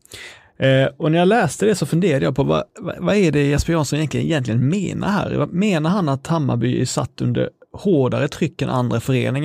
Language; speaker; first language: Swedish; native; Swedish